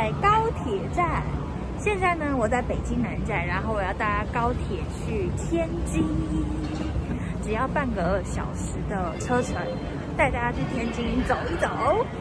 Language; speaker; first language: Chinese; native; Chinese